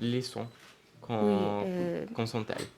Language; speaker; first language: French; non-native, learner; Italian